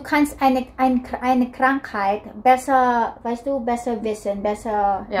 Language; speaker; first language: German; non-native, learner; Filipino